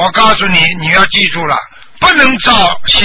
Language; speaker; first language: Chinese; native; Chinese